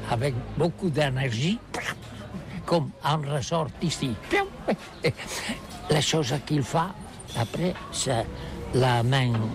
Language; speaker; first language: French; non-native, learner; Catalan